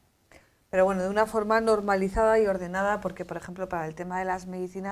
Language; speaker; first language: Spanish; native; Spanish